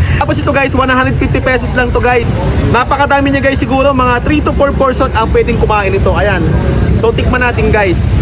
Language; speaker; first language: Filipino; native; Filipino